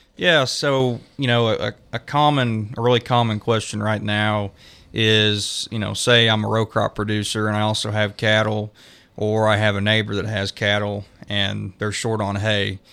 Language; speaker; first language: English; native; English